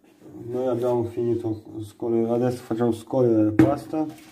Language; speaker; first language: Italian; non-native, learner; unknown